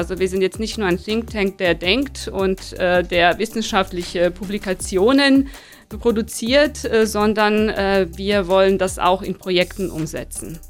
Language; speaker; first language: German; non-native, fluent; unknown